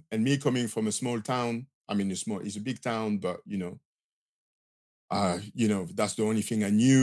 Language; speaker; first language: English; non-native, fluent; French